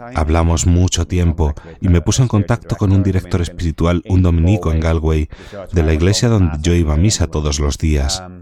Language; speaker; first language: Spanish; non-native, fluent; Dutch